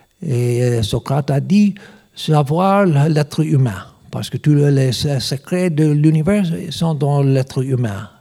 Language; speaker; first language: French; non-native, learner; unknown